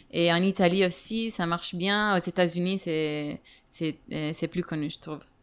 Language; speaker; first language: French; non-native, fluent; Italian